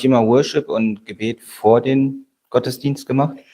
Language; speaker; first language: German; native; German